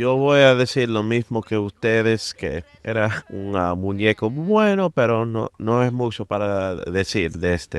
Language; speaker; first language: Spanish; early bilingual, other home language; English